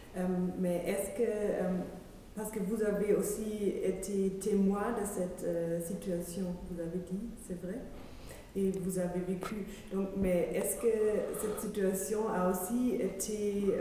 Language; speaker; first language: French; non-native, fluent; German